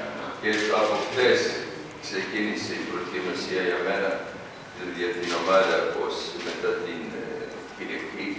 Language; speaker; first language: Greek; non-native, fluent; Serbian